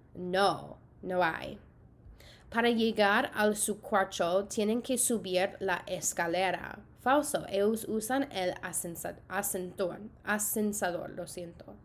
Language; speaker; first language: Spanish; non-native, fluent; English